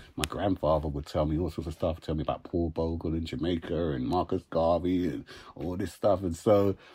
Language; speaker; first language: English; native; English